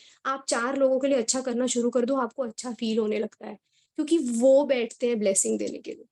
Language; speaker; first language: Hindi; native; Hindi